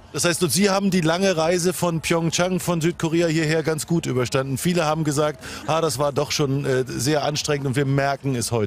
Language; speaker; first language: German; native; German